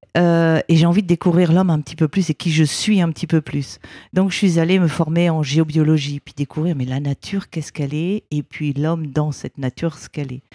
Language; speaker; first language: French; native; French